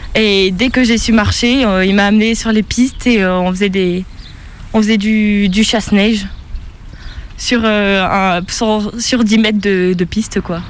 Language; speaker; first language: French; native; French